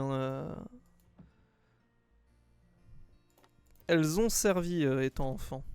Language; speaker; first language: French; native; French